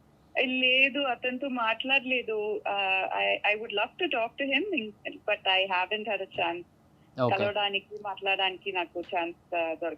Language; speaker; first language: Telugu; non-native, local second language; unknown